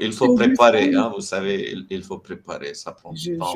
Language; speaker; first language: French; non-native, fluent; Tamil